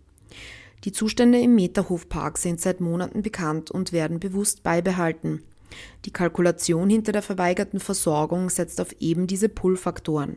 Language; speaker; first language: German; native; German